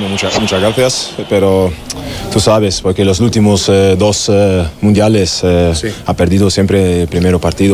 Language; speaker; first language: Spanish; non-native, learner; German